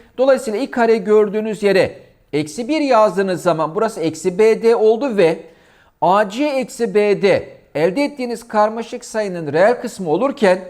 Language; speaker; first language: Turkish; native; Turkish